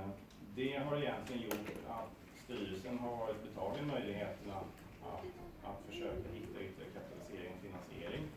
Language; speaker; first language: Swedish; native; Swedish